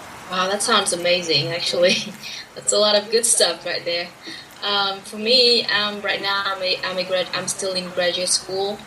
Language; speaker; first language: English; non-native, fluent; Vietnamese